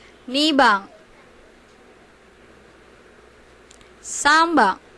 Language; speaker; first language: Japanese; non-native, learner; Indonesian